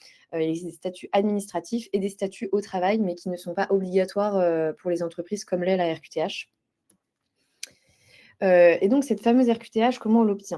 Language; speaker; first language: French; native; French